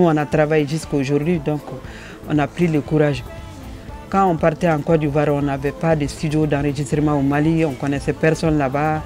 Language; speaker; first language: French; non-native, local second language; Bambara